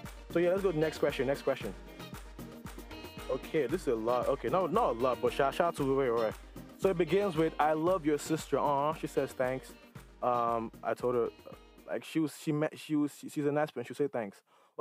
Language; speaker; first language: English; non-native, local second language; Igbo